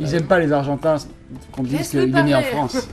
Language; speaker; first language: French; native; French